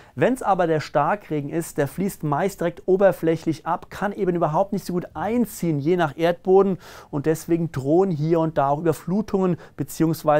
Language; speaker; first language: German; native; German